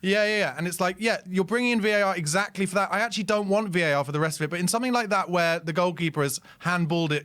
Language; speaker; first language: English; native; English